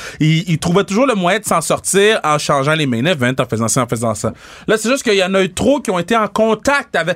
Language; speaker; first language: French; native; French